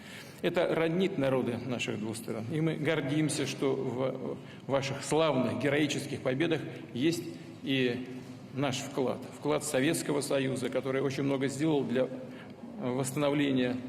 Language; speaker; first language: Russian; native; Russian